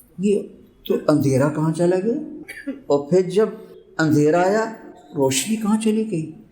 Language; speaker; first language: Urdu; non-native, local second language; Punjabi